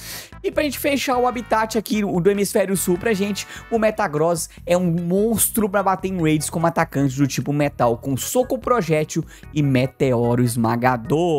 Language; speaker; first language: Portuguese; native; Portuguese